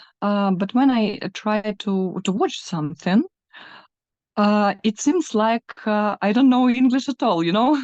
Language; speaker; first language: English; non-native, learner; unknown